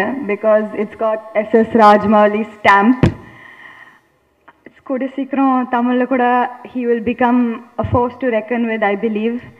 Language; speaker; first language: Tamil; non-native, fluent; Telugu